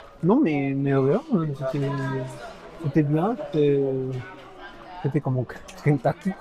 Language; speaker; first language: French; non-native, fluent; Spanish